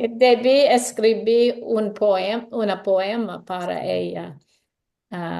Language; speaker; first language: Spanish; non-native, learner; English